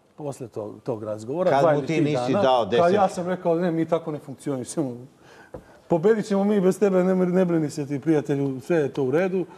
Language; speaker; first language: Serbian; native; Serbian